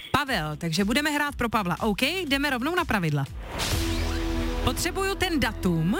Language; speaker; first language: Czech; native; Czech